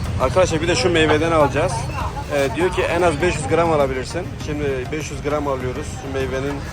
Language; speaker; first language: Turkish; native; Turkish